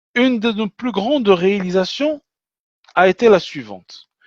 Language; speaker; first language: French; non-native, local second language; Arabic